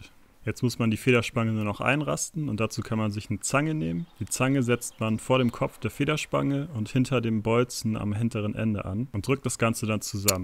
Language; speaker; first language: German; native; German